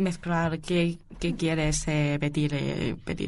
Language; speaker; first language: Spanish; non-native, learner; Chinese